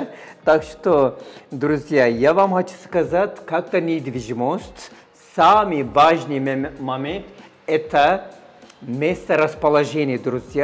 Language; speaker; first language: Russian; non-native, learner; Turkish